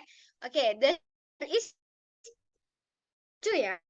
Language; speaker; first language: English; non-native, learner; Indonesian